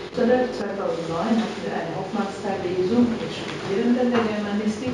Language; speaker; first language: German; non-native, fluent; Romanian